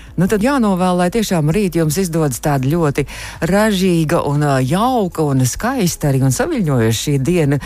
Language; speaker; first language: Latvian; native; Latvian